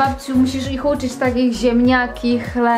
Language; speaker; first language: Polish; native; Polish